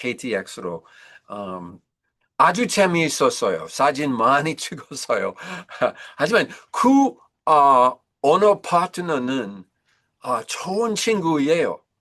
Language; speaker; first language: Korean; non-native, learner; English